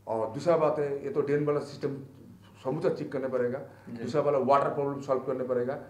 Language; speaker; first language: Hindi; non-native, local second language; Bangla